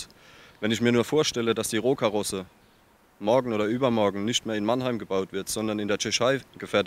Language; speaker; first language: German; native; German